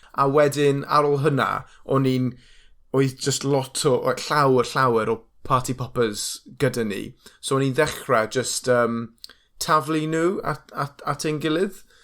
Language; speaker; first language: Welsh; non-native, local second language; English